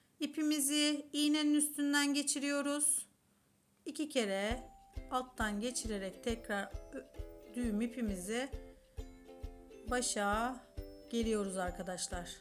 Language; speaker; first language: Turkish; native; Turkish